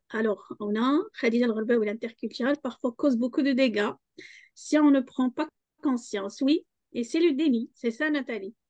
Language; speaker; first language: French; non-native, local second language; Arabic